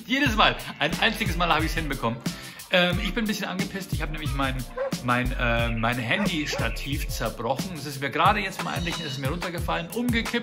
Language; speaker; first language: German; native; German